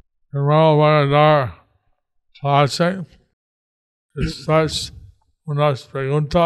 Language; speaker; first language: Spanish; non-native, learner; English